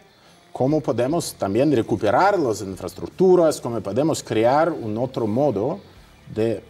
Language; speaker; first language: Spanish; non-native, fluent; Russian